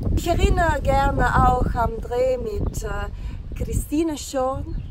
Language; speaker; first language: German; non-native, fluent; Italian